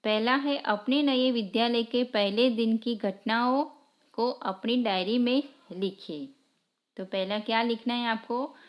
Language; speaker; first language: Hindi; non-native, local second language; Gujarati